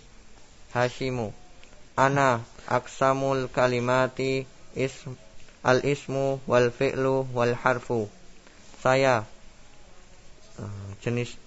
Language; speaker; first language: Arabic; non-native, learner; Indonesian